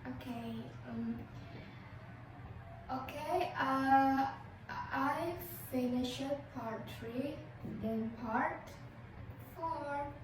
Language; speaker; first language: English; non-native, learner; Indonesian